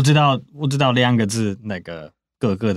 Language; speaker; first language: Chinese; non-native, fluent; English